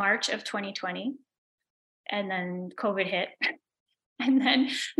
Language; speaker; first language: English; native; English